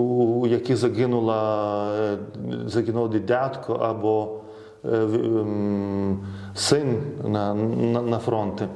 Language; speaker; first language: Ukrainian; non-native, fluent; Lithuanian